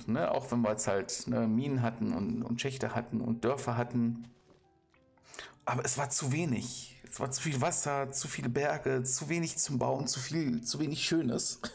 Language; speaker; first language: German; native; German